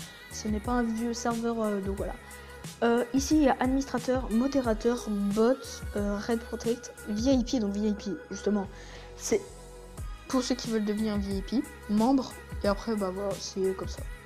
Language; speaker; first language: French; native; French